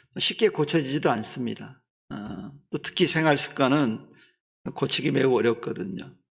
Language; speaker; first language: Korean; native; Korean